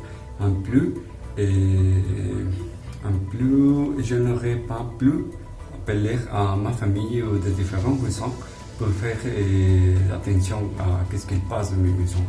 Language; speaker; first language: French; non-native, learner; Spanish